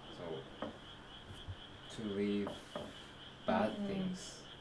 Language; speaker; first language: English; non-native, learner; Japanese